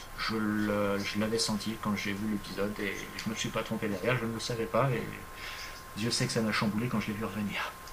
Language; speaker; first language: French; native; French